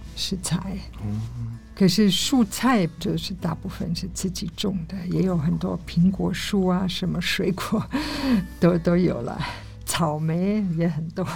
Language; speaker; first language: Chinese; non-native, fluent; German